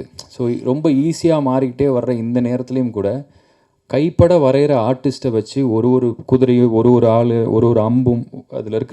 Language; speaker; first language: Tamil; native; Tamil